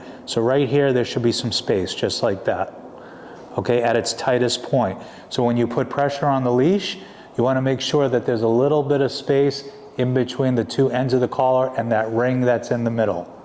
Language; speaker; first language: English; native; English